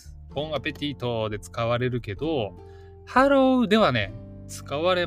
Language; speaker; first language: Japanese; native; Japanese